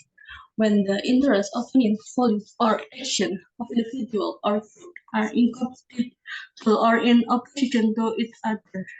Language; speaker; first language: English; non-native, learner; Indonesian